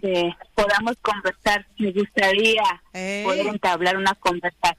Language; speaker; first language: Spanish; non-native, local second language; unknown